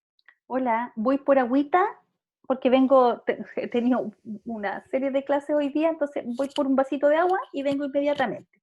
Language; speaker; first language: Spanish; native; Spanish